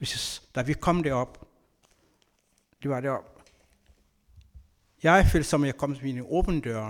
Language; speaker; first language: Danish; non-native, learner; Kabuverdianu